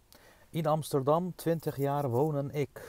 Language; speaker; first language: Dutch; non-native, fluent; Turkish